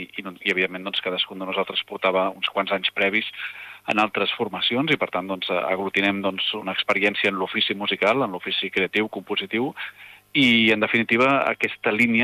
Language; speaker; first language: Catalan; native; Catalan